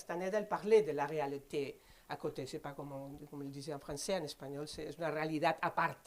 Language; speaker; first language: French; non-native, fluent; Spanish